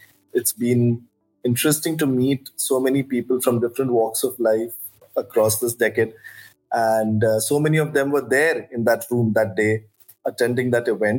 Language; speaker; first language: English; non-native, local second language; Hindi